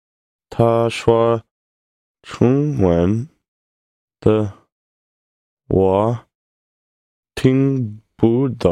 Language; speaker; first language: Chinese; non-native, learner; English